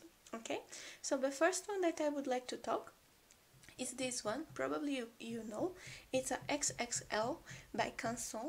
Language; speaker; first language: English; non-native, fluent; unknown